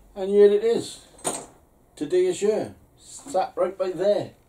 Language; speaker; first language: English; native; English